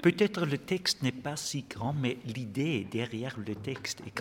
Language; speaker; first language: French; non-native, fluent; German